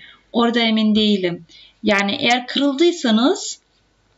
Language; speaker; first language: Turkish; native; Turkish